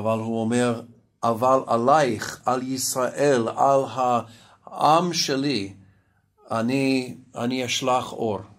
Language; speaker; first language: Hebrew; non-native, fluent; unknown